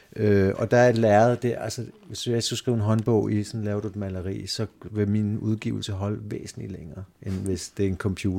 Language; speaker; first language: Danish; native; Danish